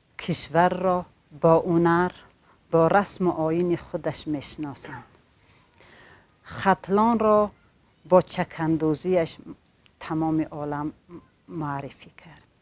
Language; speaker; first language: Tajik; non-native, local second language; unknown